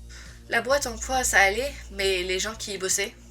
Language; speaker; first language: French; native; French